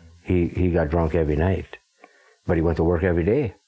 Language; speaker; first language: English; native; English